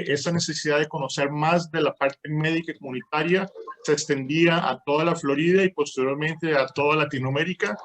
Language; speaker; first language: Spanish; native; Spanish